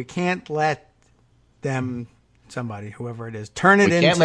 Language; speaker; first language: English; native; English